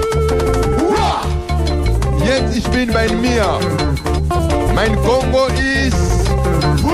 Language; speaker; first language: German; non-native, learner; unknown